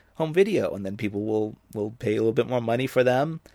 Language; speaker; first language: English; native; English